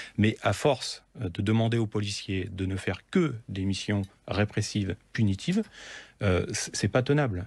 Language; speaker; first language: French; native; French